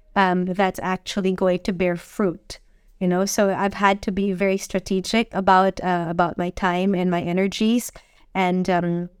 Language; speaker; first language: English; non-native, local second language; Filipino